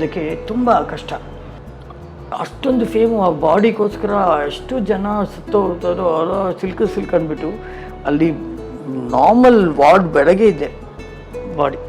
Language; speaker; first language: Kannada; non-native, local second language; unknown